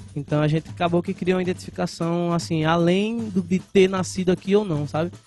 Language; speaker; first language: Portuguese; native; Portuguese